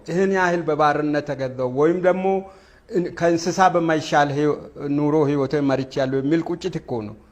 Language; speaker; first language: Amharic; non-native, local second language; Wolaytta